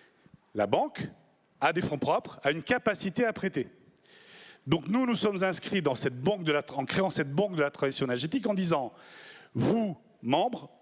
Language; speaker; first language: French; native; French